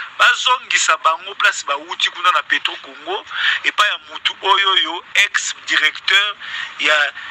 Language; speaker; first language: Lingala; non-native, local second language; Kongo